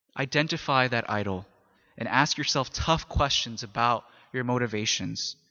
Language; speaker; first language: English; native; English